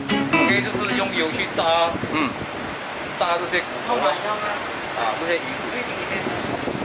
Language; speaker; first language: Chinese; native; Chinese